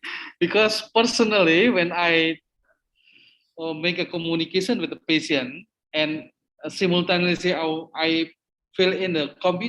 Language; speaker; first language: English; non-native, learner; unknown